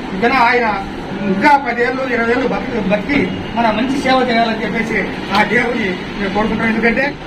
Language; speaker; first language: Telugu; native; Telugu